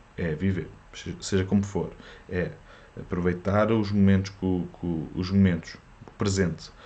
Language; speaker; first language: Portuguese; early bilingual, other home language; French